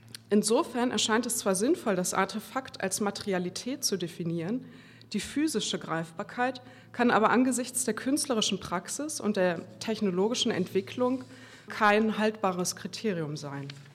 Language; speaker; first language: German; native; German